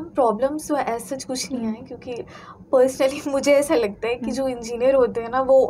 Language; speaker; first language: Hindi; native; Hindi